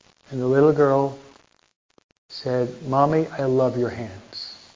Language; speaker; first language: English; native; English